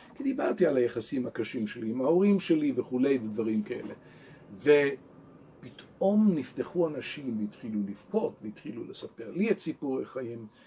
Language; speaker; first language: Hebrew; non-native, local second language; English